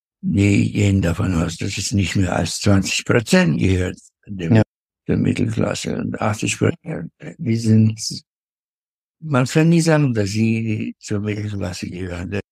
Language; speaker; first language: German; non-native, fluent; Russian